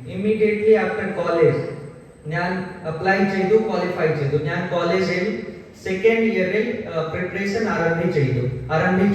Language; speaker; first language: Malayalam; non-native, learner; Hindi